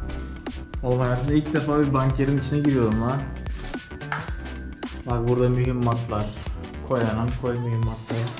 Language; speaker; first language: Turkish; native; Turkish